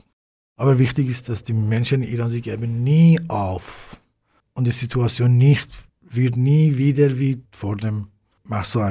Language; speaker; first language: German; non-native, learner; Persian